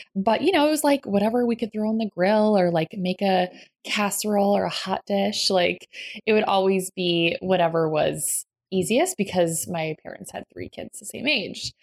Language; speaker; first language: English; native; English